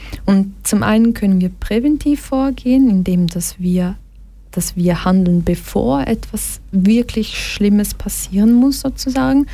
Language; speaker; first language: German; early bilingual, other home language; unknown